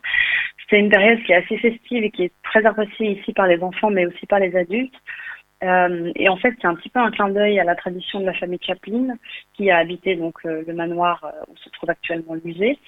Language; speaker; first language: French; native; French